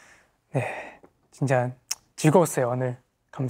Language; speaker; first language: Korean; non-native, fluent; Chinese